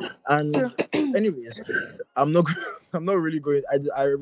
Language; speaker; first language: English; non-native, local second language; Yoruba